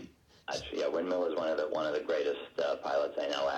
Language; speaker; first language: English; native; English